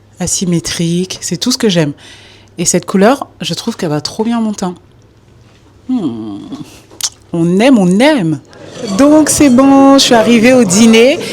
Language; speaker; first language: French; native; French